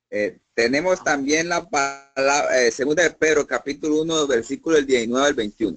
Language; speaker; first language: Spanish; native; Spanish